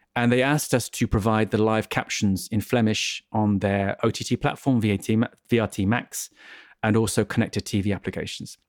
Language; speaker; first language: English; native; English